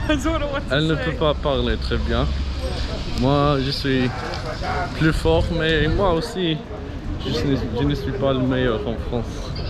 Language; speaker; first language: French; non-native, learner; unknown